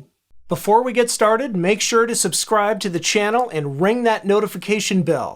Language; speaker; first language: English; native; English